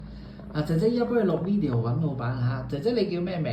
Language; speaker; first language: Cantonese; native; Cantonese